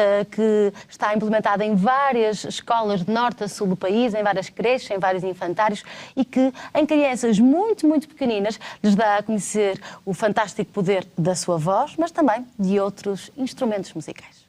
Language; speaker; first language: Portuguese; native; Portuguese